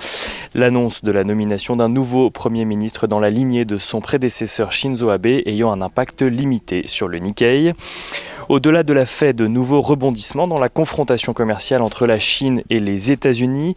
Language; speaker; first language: French; native; French